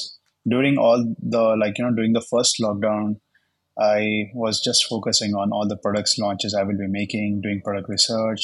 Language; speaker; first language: English; non-native, local second language; Hindi